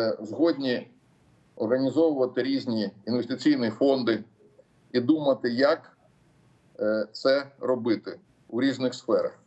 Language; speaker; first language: Ukrainian; non-native, local second language; Russian